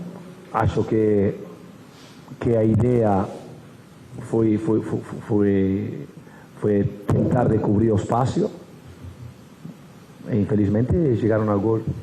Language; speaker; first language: Portuguese; non-native, fluent; Spanish